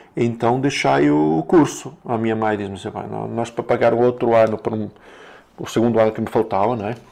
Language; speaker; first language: Portuguese; non-native, learner; Italian